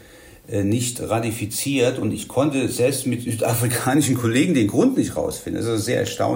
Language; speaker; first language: German; native; German